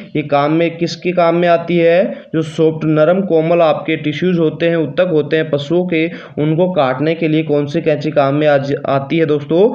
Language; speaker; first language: Hindi; native; Hindi